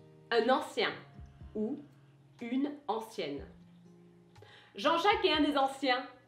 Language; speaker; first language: French; native; French